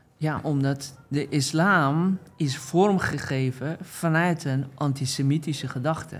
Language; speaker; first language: Dutch; non-native, fluent; Persian